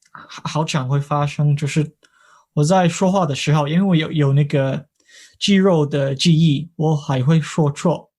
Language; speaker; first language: Chinese; non-native, fluent; English